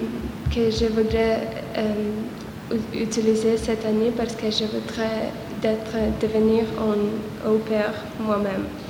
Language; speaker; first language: French; non-native, learner; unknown